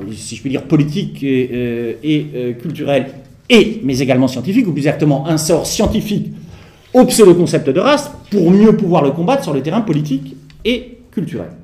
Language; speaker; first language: French; native; French